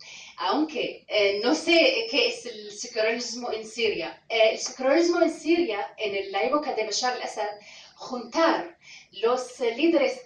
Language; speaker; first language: Spanish; non-native, fluent; Arabic